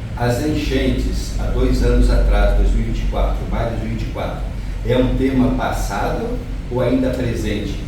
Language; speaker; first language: Portuguese; native; Portuguese